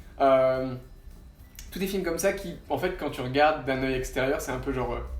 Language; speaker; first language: French; native; French